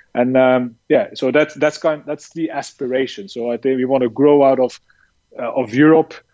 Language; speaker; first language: English; non-native, fluent; Dutch